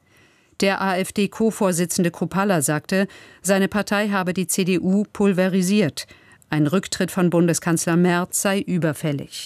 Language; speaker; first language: German; native; German